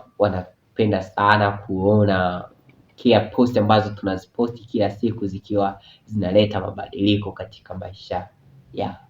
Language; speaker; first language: Swahili; native; Swahili